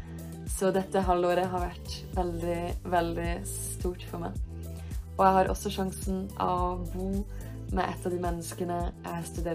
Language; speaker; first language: Norwegian; early bilingual, heritage; French